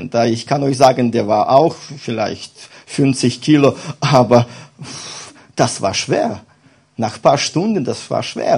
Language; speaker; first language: German; non-native, fluent; Russian